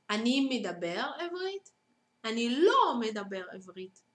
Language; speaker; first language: Hebrew; non-native, fluent; Arabic